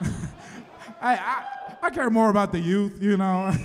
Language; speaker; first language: English; native; English